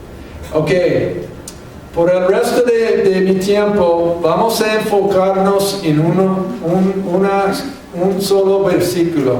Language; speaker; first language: Spanish; non-native, fluent; English